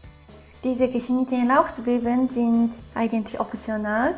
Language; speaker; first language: German; non-native, fluent; Japanese